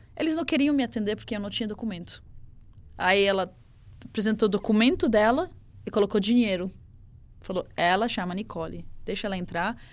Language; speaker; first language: Portuguese; non-native, fluent; Arabic